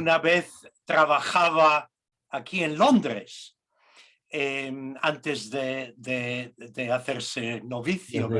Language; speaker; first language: Spanish; non-native, fluent; English